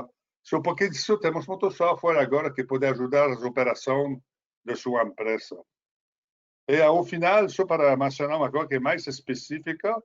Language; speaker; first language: Portuguese; non-native, fluent; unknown